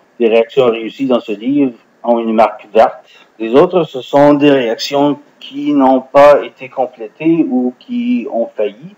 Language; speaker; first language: French; non-native, fluent; English